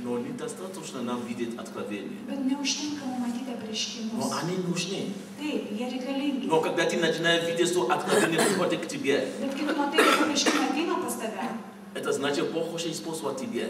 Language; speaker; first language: Russian; non-native, fluent; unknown